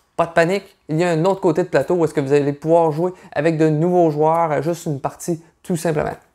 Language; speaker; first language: French; native; French